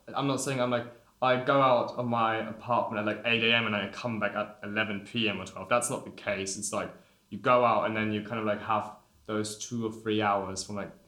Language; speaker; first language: English; non-native, fluent; German